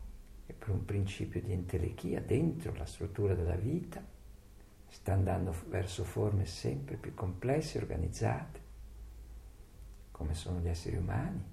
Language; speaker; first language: Italian; native; Italian